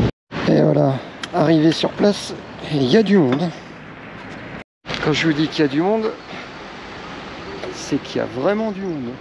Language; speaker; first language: French; native; French